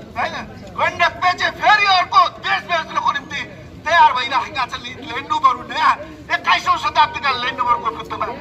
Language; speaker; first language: Nepali; native; Nepali